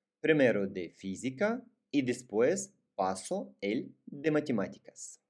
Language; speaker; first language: Spanish; non-native, fluent; Russian